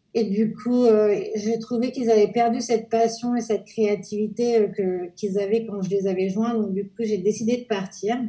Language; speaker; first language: French; native; French